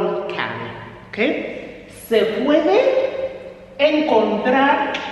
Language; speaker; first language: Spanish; non-native, fluent; English